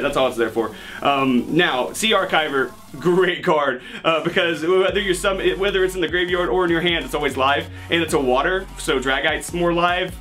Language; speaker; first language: English; native; English